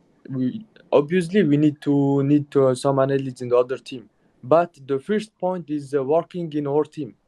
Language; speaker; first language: English; non-native, learner; Mongolian